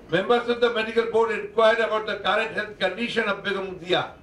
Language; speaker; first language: English; non-native, local second language; Bangla